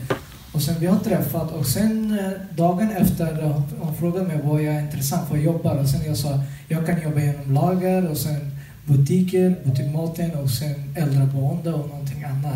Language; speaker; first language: Swedish; non-native, learner; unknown